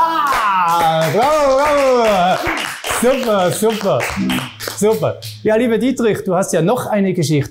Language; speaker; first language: German; native; German